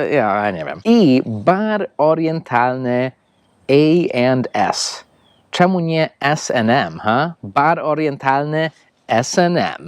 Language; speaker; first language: Polish; non-native, fluent; English